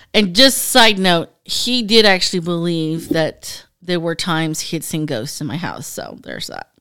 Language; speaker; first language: English; native; English